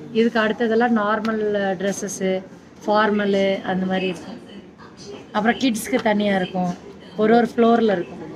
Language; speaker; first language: Tamil; native; Tamil